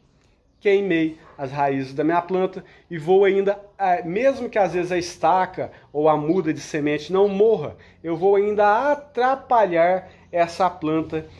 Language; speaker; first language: Portuguese; native; Portuguese